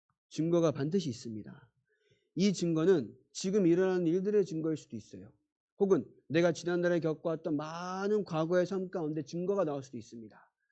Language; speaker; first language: Korean; native; Korean